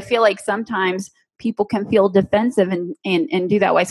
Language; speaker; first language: English; native; English